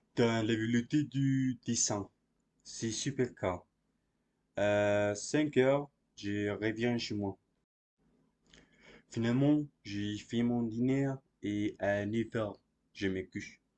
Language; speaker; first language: French; non-native, learner; Spanish